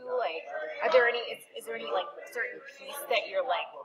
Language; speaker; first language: English; native; English